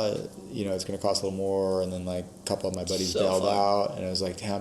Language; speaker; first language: English; native; English